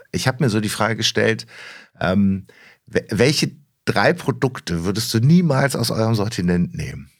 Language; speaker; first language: German; native; German